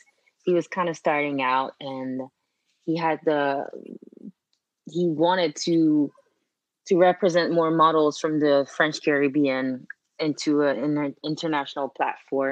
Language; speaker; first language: English; non-native, fluent; French